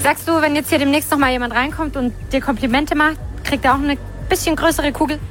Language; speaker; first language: German; native; German